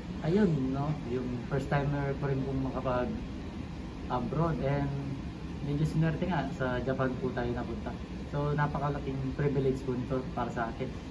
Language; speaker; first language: Filipino; non-native, local second language; Pampanga